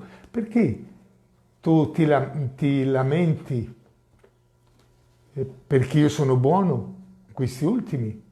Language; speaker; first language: Italian; non-native, fluent; Portuguese